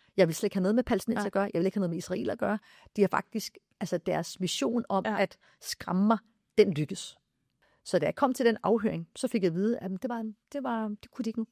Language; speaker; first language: Danish; early bilingual, other home language; Arabic